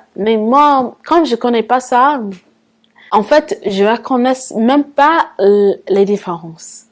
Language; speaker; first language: French; non-native, fluent; English